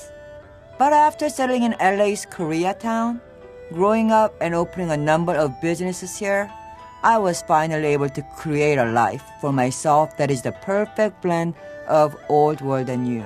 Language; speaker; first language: English; non-native, fluent; Korean